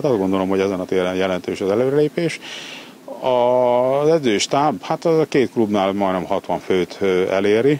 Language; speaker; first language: Hungarian; native; Hungarian